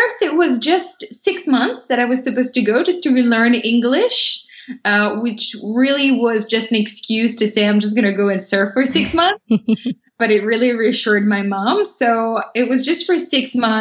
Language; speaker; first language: English; non-native, fluent; French